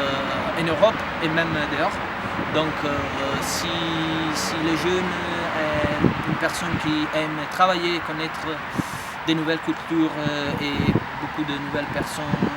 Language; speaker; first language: French; non-native, fluent; Italian